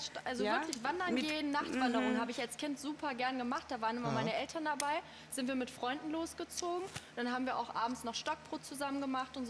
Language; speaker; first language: German; native; German